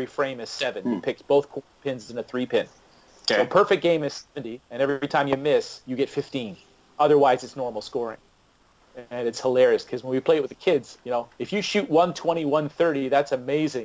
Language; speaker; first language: English; native; English